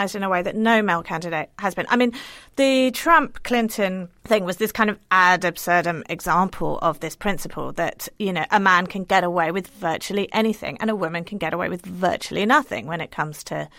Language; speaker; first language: English; native; English